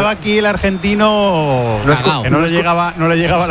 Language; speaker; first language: Spanish; native; Spanish